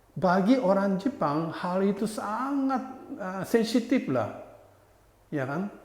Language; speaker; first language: Indonesian; non-native, fluent; Japanese